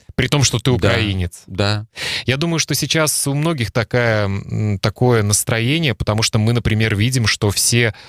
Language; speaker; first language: Russian; native; Russian